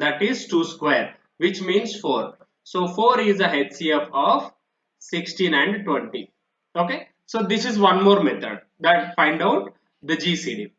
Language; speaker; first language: English; non-native, local second language; Telugu